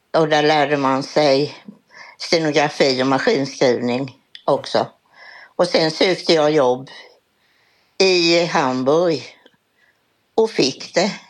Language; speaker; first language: Swedish; native; Swedish